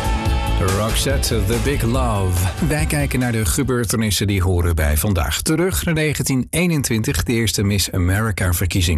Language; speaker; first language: Dutch; native; Dutch